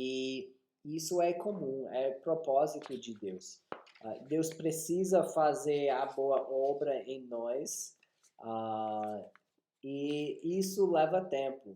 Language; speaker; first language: Portuguese; non-native, fluent; English